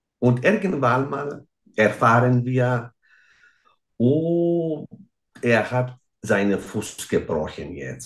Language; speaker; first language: German; non-native, fluent; Greek